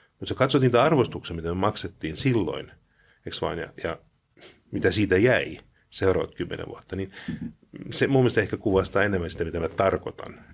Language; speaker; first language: Finnish; early bilingual, heritage; Finnish